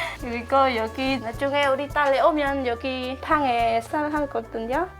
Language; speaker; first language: Korean; non-native, learner; Khmer